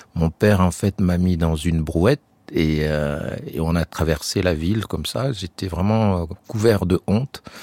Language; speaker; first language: French; non-native, local second language; Arabic